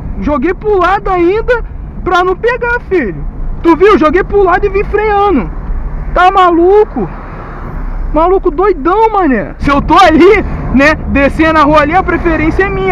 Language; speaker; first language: Portuguese; native; Portuguese